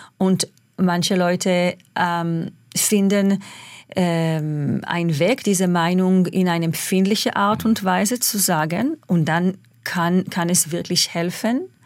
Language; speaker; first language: German; non-native, fluent; Hebrew